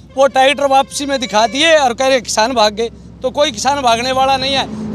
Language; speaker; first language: Hindi; native; Hindi